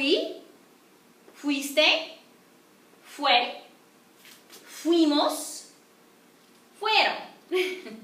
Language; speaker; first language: Spanish; non-native, learner; English